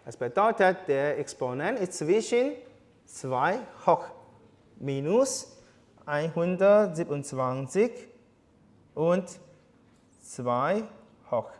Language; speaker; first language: German; non-native, fluent; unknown